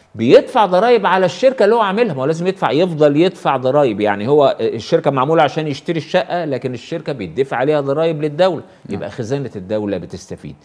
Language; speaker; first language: Arabic; native; Arabic